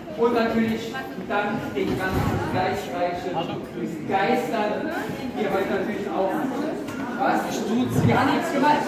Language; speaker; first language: German; native; German